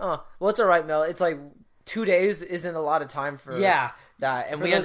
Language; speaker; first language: English; native; English